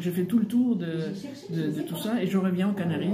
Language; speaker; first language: French; early bilingual, other home language; Spanish